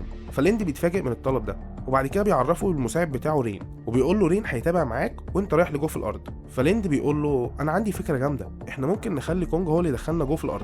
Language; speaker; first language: Arabic; native; Arabic